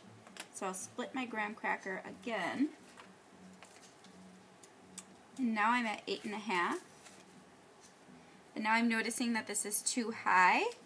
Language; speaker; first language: English; native; English